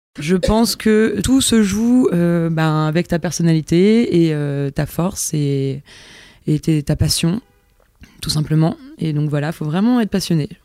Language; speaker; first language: French; native; French